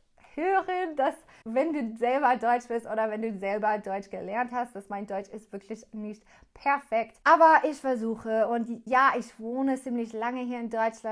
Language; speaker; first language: German; non-native, learner; English